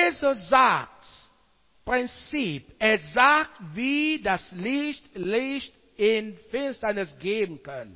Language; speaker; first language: German; non-native, learner; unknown